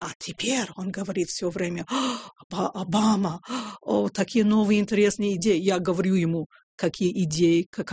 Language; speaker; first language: Russian; non-native, fluent; English